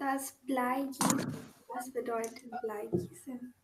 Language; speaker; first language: German; non-native, learner; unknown